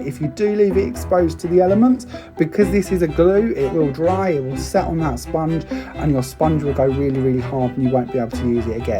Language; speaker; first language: English; native; English